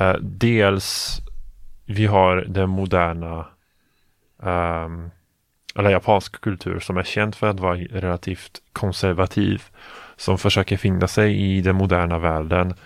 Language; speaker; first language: Swedish; non-native, fluent; Polish